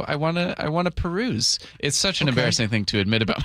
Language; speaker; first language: English; native; English